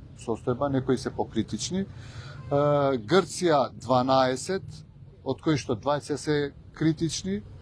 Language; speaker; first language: Macedonian; non-native, local second language; Albanian